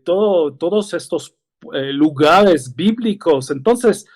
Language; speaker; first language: Spanish; non-native, fluent; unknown